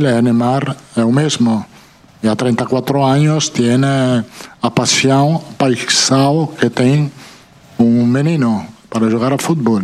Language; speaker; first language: Spanish; non-native, fluent; Italian